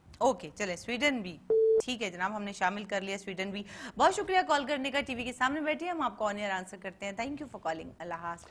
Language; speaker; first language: Urdu; native; Urdu